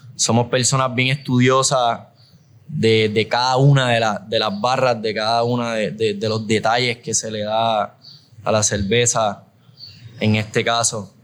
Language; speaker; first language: Spanish; native; Spanish